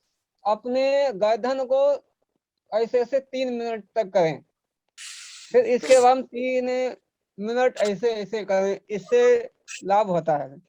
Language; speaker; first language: Hindi; non-native, local second language; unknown